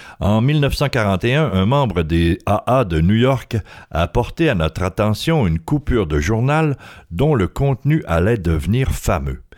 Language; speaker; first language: French; native; French